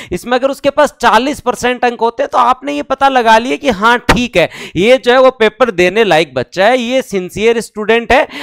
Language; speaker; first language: Hindi; native; Hindi